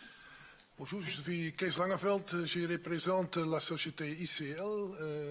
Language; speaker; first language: French; non-native, fluent; Dutch